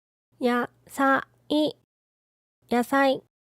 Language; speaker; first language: Japanese; native; Japanese